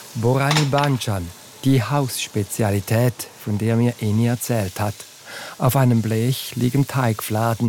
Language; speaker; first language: German; native; German